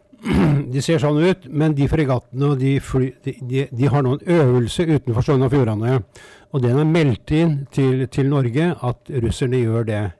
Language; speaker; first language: Norwegian; native; Norwegian